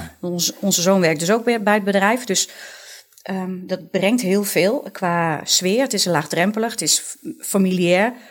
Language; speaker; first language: Dutch; native; Dutch